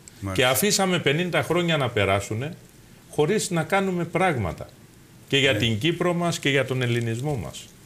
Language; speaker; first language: Greek; native; Greek